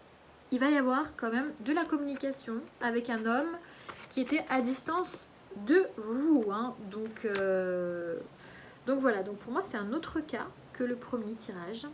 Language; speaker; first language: French; native; French